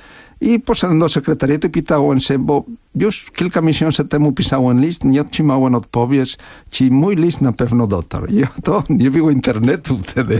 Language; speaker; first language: Polish; non-native, fluent; Spanish